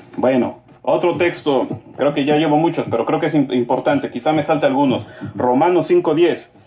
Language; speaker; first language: Spanish; native; Spanish